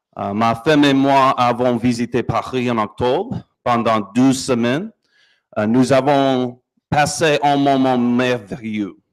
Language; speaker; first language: French; non-native, learner; English